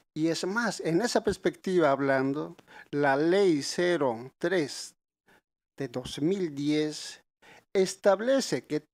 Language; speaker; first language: Spanish; native; Spanish